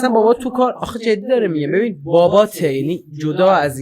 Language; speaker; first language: Persian; native; Persian